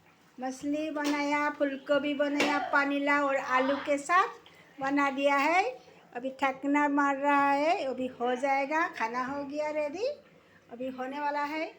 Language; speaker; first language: Hindi; non-native, local second language; Assamese